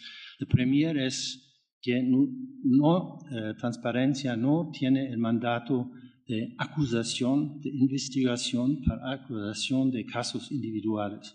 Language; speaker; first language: Spanish; non-native, learner; German